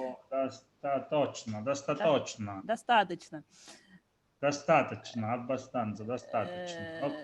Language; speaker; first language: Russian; non-native, learner; Italian